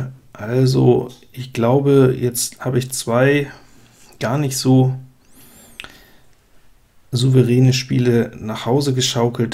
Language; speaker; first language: German; native; German